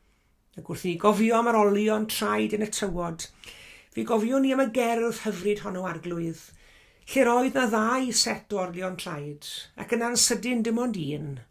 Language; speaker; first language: Welsh; native; Welsh